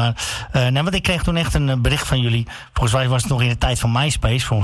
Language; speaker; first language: Dutch; native; Dutch